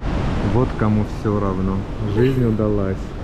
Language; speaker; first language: Russian; native; Russian